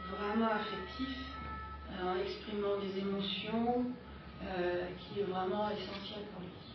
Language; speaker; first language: French; non-native, fluent; German